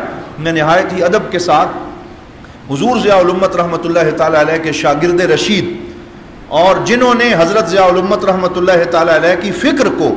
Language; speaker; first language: Urdu; native; Urdu